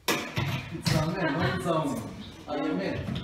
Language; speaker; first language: English; non-native, learner; Albanian